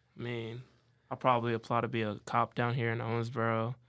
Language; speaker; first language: English; native; English